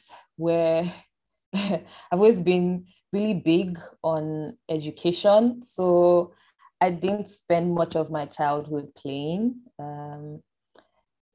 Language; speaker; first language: English; non-native, local second language; Yoruba